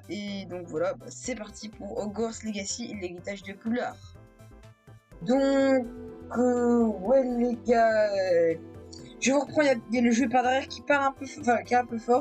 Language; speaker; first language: French; native; French